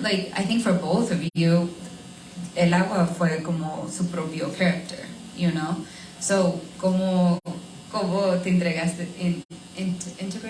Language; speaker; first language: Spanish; early bilingual, heritage; Spanish